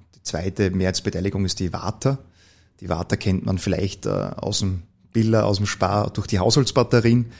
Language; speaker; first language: German; native; German